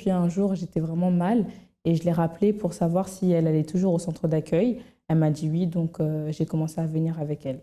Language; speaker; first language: French; native; French